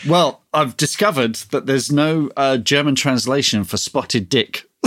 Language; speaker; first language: English; native; English